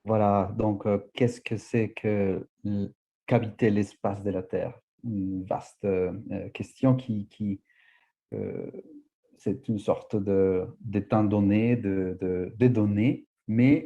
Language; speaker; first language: French; non-native, fluent; Spanish